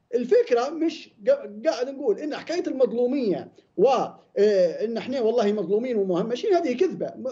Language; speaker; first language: Arabic; native; Arabic